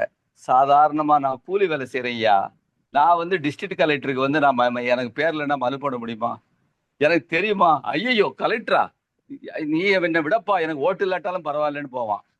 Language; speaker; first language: Tamil; native; Tamil